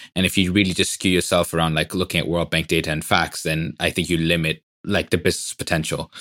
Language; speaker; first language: English; non-native, local second language; Swahili